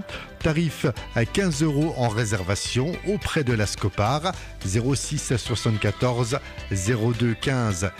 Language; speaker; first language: French; native; French